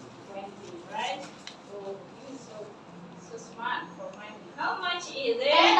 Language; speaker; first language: English; non-native, learner; Indonesian